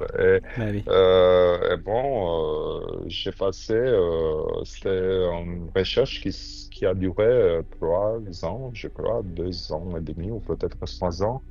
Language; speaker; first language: French; non-native, fluent; Romanian